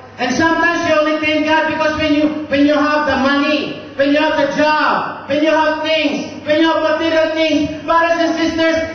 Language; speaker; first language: English; non-native, local second language; Filipino